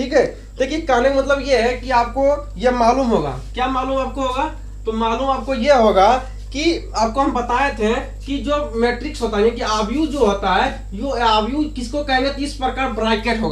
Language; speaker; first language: Hindi; native; Hindi